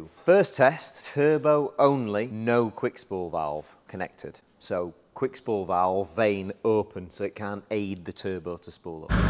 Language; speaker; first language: English; native; English